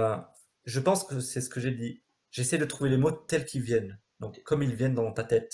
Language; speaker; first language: French; native; French